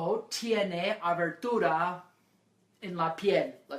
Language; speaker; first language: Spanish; non-native, fluent; English